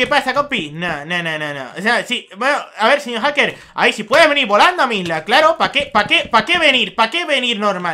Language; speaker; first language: Spanish; native; Spanish